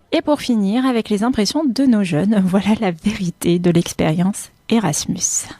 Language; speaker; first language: French; native; French